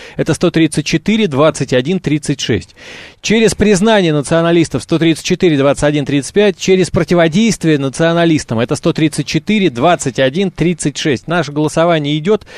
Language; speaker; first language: Russian; native; Russian